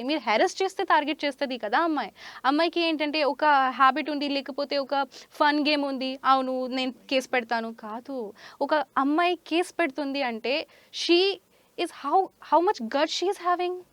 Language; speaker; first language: Telugu; non-native, learner; Hindi